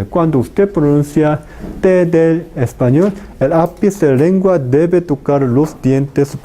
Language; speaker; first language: Spanish; non-native, fluent; Korean